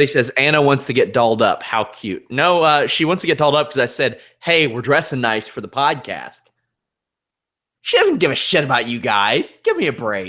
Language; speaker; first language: English; native; English